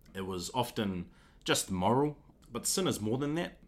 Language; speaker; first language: English; native; English